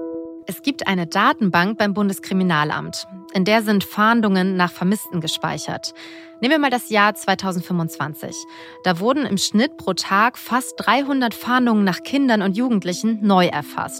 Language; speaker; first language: German; native; German